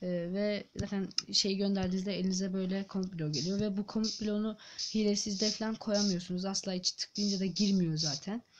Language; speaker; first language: Turkish; native; Turkish